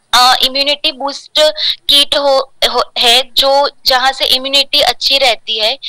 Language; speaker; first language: Hindi; non-native, local second language; Gujarati